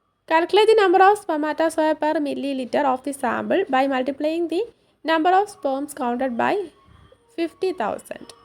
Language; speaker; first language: English; non-native, local second language; Malayalam